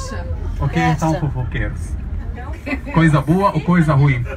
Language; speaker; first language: Portuguese; non-native, learner; Arabic